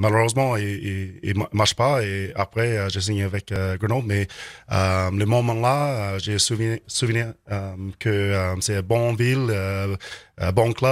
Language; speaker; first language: French; non-native, learner; English